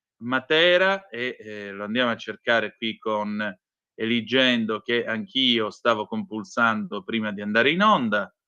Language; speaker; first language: Italian; native; Italian